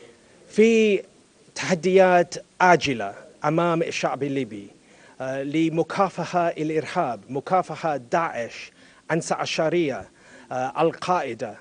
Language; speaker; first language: Arabic; non-native, learner; English